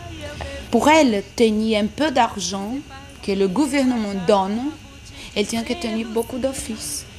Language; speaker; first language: French; non-native, learner; Portuguese